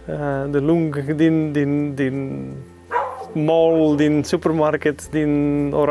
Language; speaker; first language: Romanian; non-native, learner; Dutch